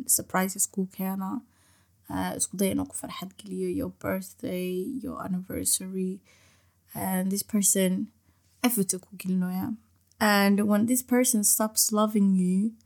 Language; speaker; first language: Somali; early bilingual, heritage; Somali